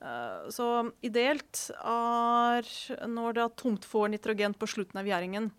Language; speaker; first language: Norwegian; non-native, fluent; Ukrainian